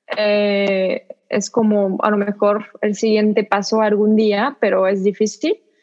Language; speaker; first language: Spanish; non-native, fluent; French